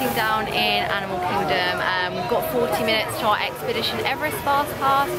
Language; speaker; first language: English; native; English